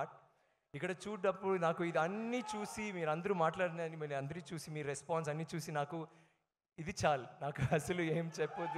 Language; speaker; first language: Telugu; non-native, learner; Tamil